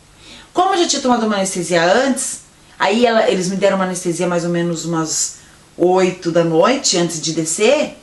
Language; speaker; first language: Portuguese; native; Portuguese